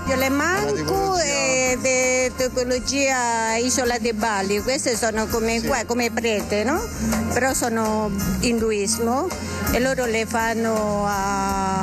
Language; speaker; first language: Italian; non-native, learner; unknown